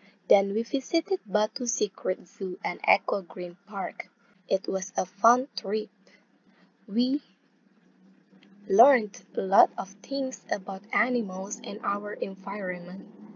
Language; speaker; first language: English; non-native, fluent; Indonesian